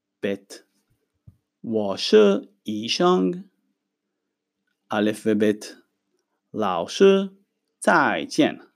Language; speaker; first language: Chinese; non-native, fluent; Hebrew